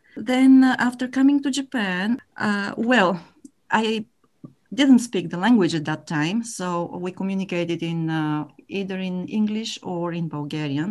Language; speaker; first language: English; non-native, fluent; Bulgarian